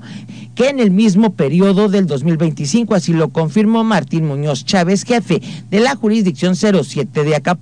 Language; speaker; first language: Spanish; native; Spanish